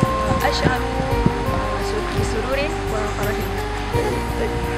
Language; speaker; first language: Arabic; non-native, learner; Malay